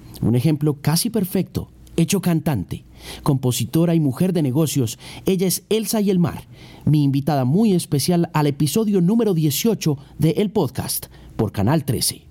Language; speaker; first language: Spanish; native; Spanish